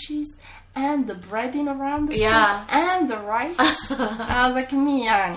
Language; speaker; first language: English; non-native, fluent; Malagasy